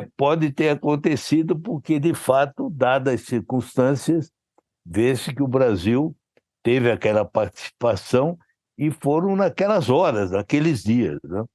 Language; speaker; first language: Portuguese; native; Portuguese